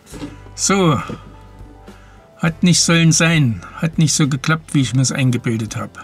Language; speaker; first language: German; native; German